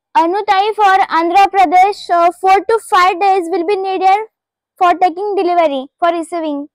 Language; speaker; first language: English; non-native, local second language; Marathi